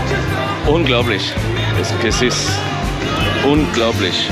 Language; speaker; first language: German; non-native, fluent; French